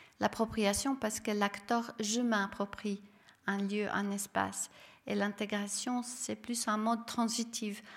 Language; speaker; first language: French; non-native, fluent; Serbian